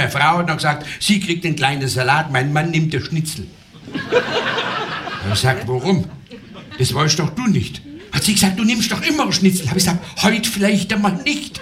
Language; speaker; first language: German; native; German